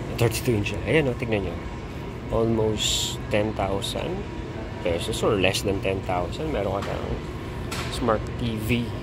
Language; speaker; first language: Filipino; native; Filipino